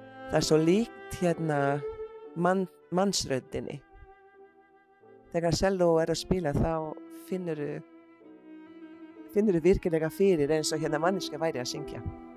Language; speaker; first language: Icelandic; non-native, fluent; Hungarian